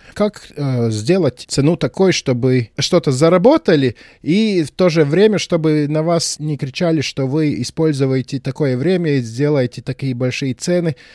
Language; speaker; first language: Russian; non-native, local second language; Latvian